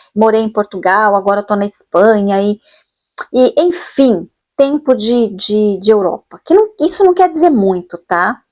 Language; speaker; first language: Portuguese; native; Portuguese